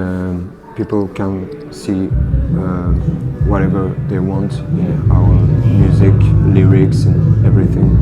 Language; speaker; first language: English; non-native, learner; French